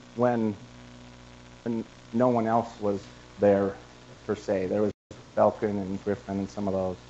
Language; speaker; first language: English; native; English